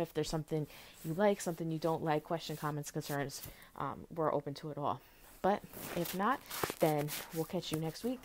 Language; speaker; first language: English; native; English